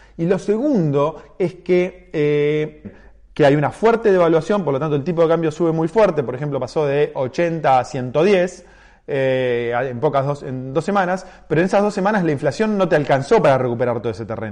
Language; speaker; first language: Spanish; native; Spanish